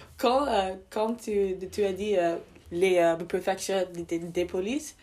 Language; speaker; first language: French; non-native, learner; English